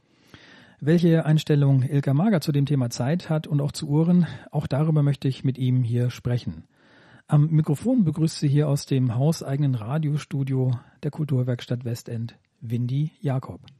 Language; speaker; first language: German; native; German